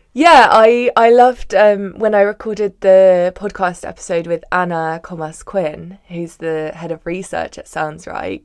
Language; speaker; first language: English; native; English